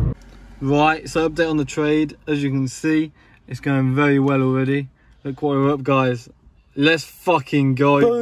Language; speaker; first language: English; native; English